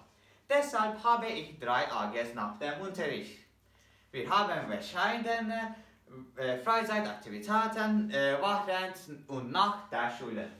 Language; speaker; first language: German; non-native, learner; Turkish